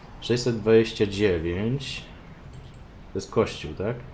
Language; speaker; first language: Polish; native; Polish